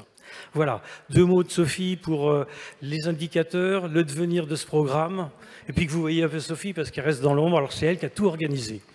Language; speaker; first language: French; native; French